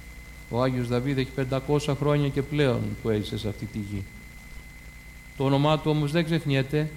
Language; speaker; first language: Greek; native; Greek